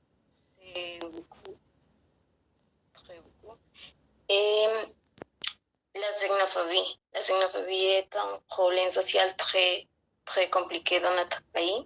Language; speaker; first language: French; non-native, learner; Spanish